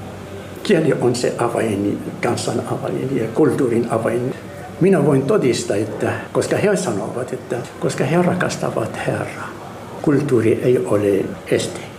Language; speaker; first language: Finnish; non-native, fluent; Arabic